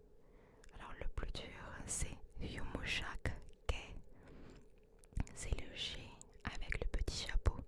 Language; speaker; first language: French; early bilingual, other home language; Turkish